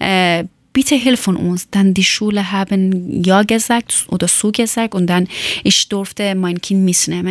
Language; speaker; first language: German; non-native, learner; Persian